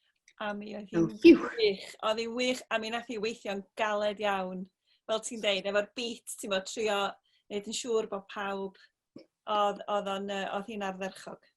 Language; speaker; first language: Welsh; native; Welsh